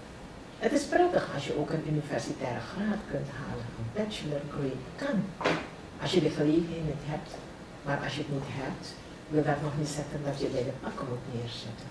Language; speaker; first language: Dutch; non-native, local second language; Javanese